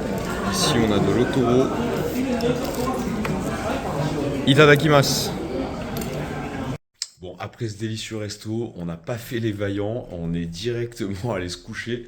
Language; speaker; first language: French; native; French